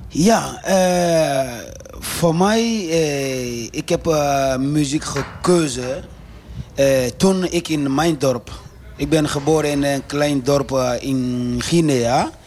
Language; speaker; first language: Dutch; non-native, learner; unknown